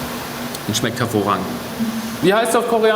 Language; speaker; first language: German; native; German